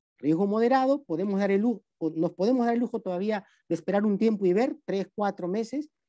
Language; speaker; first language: Spanish; native; Spanish